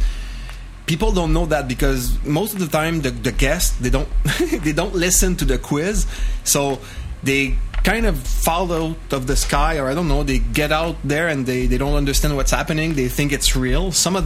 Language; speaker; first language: English; non-native, fluent; French